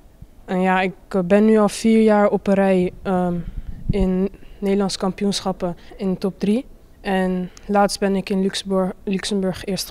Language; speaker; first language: Dutch; early bilingual, other home language; Turkish